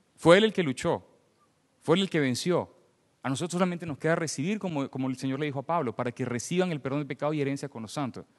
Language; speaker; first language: Spanish; native; Spanish